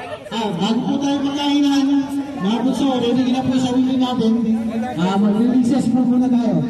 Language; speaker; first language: Filipino; native; Filipino